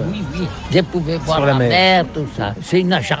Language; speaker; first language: French; non-native, learner; Catalan